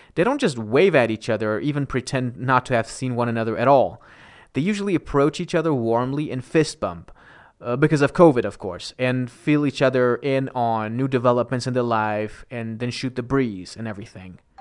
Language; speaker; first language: English; non-native, fluent; Persian